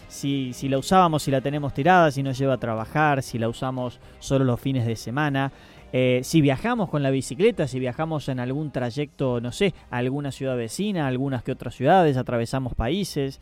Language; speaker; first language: Spanish; native; Spanish